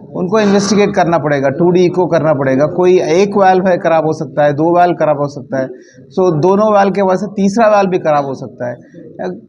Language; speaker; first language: Hindi; non-native, local second language; Marathi